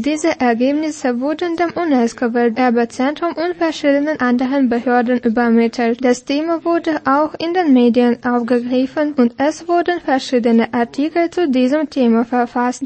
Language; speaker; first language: German; non-native, fluent; Russian